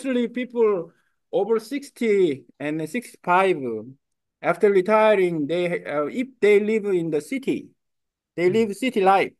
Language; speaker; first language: English; non-native, learner; Korean